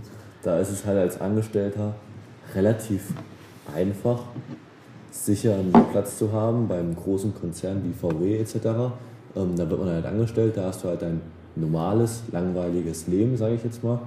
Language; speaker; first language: German; native; German